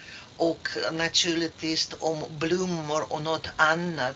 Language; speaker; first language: Swedish; non-native, fluent; Russian